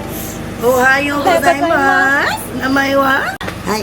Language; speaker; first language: Japanese; non-native, learner; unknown